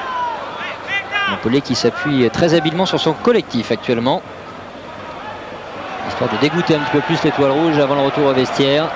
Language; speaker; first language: French; native; French